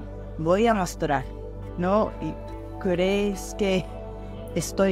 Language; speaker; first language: Spanish; non-native, learner; Japanese